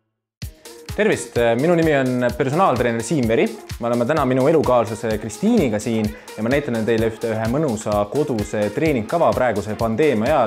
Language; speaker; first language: Estonian; native; Estonian